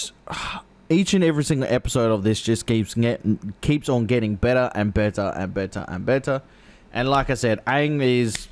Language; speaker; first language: English; native; English